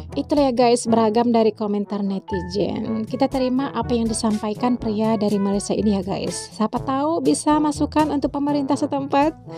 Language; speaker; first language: Indonesian; native; Indonesian